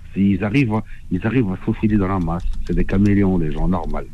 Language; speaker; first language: French; non-native, local second language; Arabic